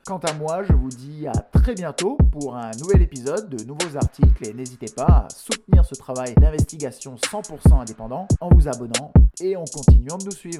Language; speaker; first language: French; native; French